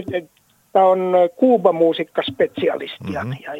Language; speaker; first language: Estonian; non-native, learner; Finnish